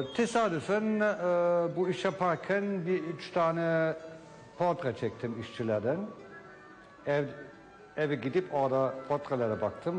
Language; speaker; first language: Turkish; non-native, fluent; German